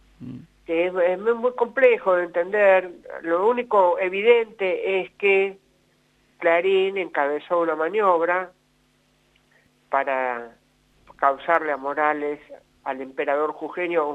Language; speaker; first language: Spanish; native; Spanish